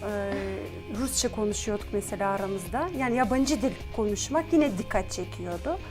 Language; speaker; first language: Turkish; non-native, fluent; Gagauz